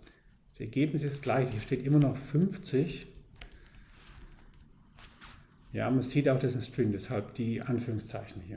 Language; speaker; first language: German; native; German